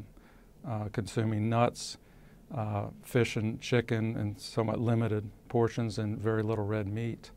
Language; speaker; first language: English; native; English